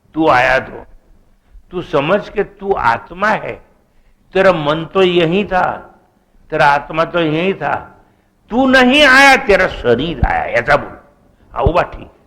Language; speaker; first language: Hindi; non-native, local second language; Gujarati